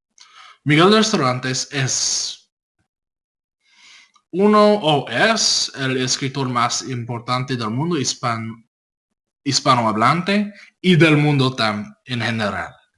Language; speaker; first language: Spanish; non-native, learner; English